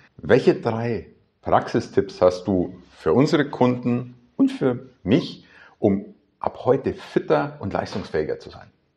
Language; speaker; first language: German; native; German